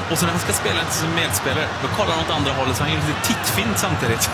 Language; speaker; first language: Swedish; native; Swedish